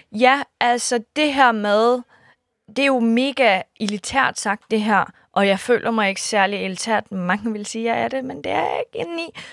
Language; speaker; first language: Danish; early bilingual, other home language; Kurdish